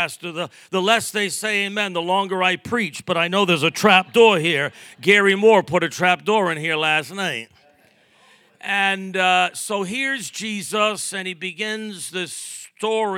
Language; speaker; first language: English; native; English